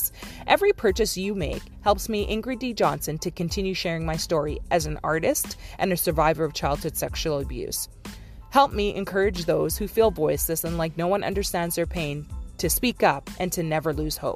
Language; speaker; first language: English; native; English